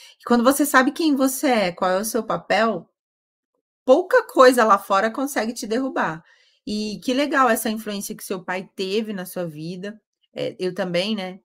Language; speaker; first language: Portuguese; native; Portuguese